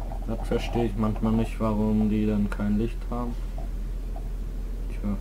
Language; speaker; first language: German; native; German